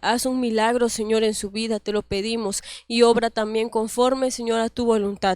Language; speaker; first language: Spanish; native; Spanish